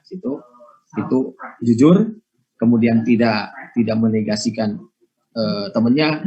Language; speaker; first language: Indonesian; native; Indonesian